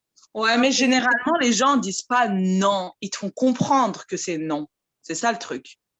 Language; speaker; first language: French; native; French